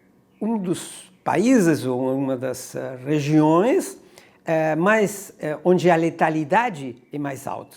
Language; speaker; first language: Portuguese; non-native, fluent; Spanish